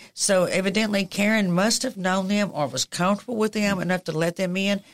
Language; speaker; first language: English; native; English